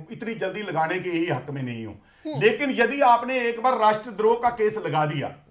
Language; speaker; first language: Hindi; native; Hindi